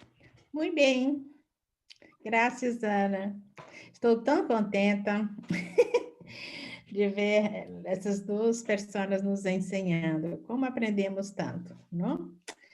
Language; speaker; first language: Portuguese; non-native, fluent; Spanish